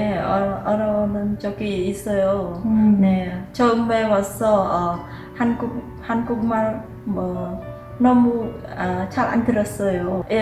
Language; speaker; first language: Korean; non-native, learner; Khmer